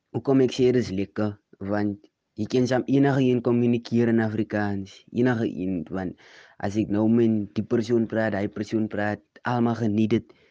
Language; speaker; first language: Afrikaans; non-native, local second language; English